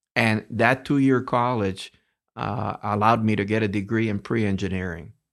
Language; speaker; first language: English; early bilingual, other home language; Spanish